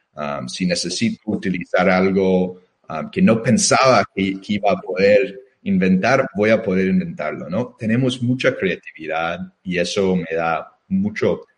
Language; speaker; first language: Spanish; non-native, fluent; English